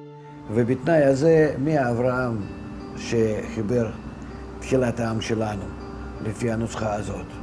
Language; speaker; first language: Hebrew; non-native, fluent; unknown